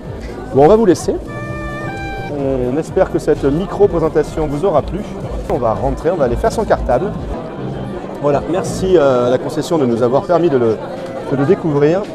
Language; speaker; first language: French; native; French